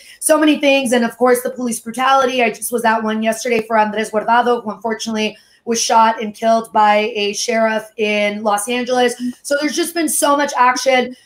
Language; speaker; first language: English; early bilingual, other home language; Spanish